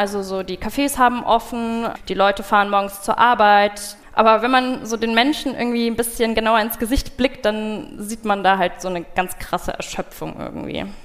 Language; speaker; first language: German; early bilingual, other home language; Bulgarian